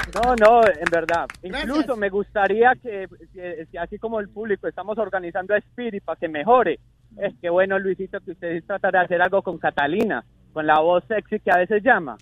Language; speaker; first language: Spanish; native; Spanish